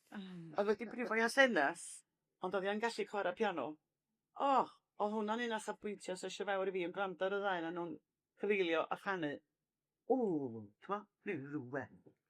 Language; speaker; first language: Welsh; native; Welsh